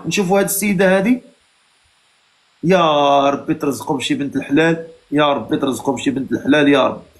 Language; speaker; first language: Arabic; native; Arabic